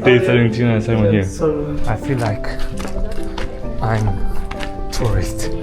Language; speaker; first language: English; non-native, learner; Korean